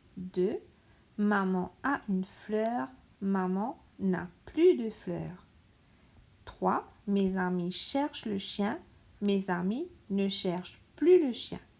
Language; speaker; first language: French; non-native, local second language; Morisyen